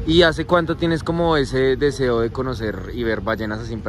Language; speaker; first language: Spanish; native; Spanish